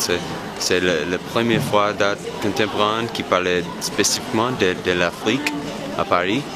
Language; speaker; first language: French; non-native, fluent; English